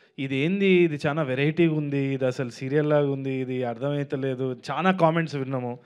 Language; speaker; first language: Telugu; native; Telugu